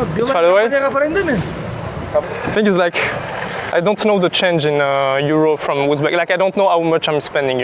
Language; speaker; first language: English; non-native, learner; French